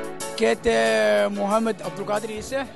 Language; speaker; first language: Dutch; non-native, fluent; Somali